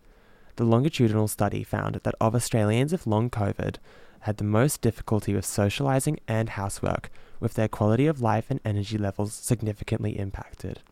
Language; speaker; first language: English; native; English